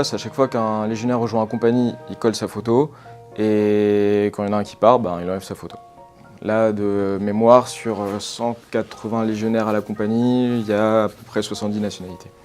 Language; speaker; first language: French; native; French